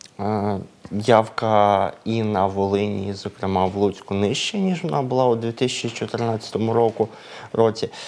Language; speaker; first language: Ukrainian; native; Ukrainian